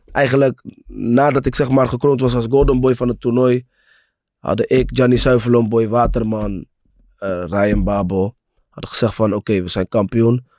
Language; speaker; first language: Dutch; native; Dutch